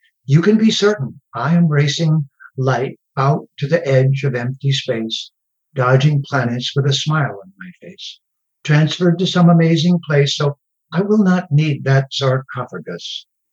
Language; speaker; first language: English; native; English